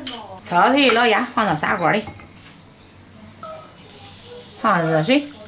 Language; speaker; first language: Chinese; native; Chinese